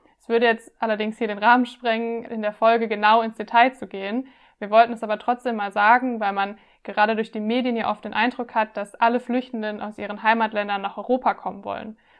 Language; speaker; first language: German; native; German